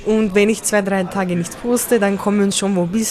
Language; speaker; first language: German; early bilingual, other home language; Turkish